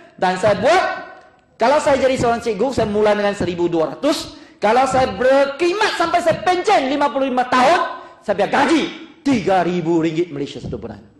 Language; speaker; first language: Malay; non-native, local second language; Chinese